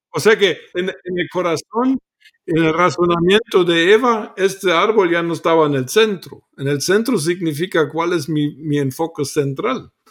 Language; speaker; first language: Spanish; non-native, fluent; German